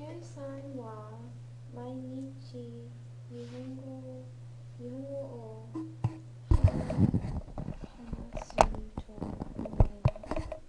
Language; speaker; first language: Japanese; non-native, learner; English